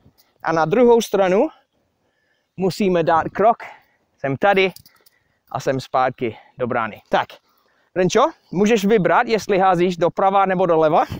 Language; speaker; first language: Czech; non-native, fluent; English